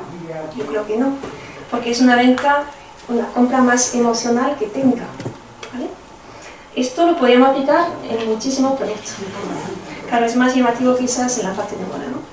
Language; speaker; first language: Spanish; non-native, fluent; French